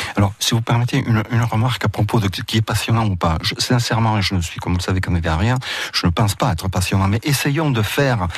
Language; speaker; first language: French; early bilingual, other home language; Catalan